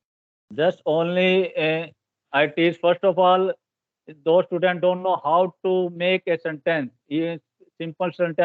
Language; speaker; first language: English; non-native, learner; Hindi